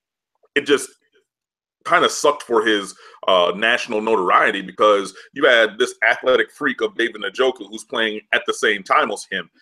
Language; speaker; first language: English; native; English